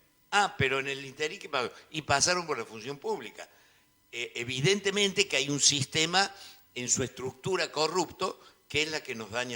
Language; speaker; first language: Spanish; native; Spanish